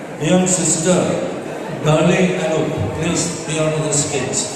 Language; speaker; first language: English; non-native, local second language; Malayalam